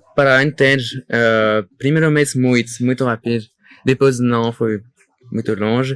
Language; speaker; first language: Portuguese; non-native, learner; French